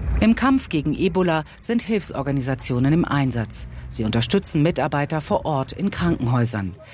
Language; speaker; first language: German; native; German